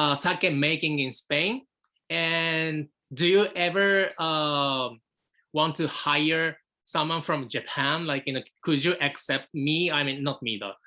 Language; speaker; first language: English; non-native, fluent; Japanese